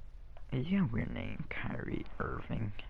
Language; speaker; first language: English; native; English